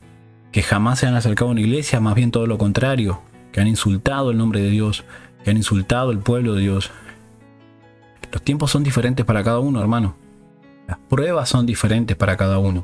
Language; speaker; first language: Spanish; native; Spanish